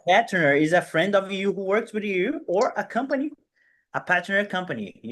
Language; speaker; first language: English; non-native, fluent; Portuguese